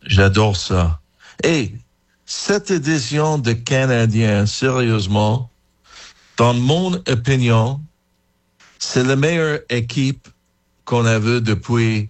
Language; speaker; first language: French; non-native, learner; English